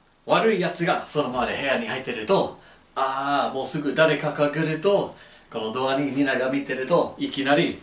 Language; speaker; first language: Japanese; non-native, learner; English